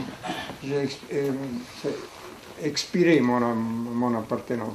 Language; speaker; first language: French; non-native, fluent; Italian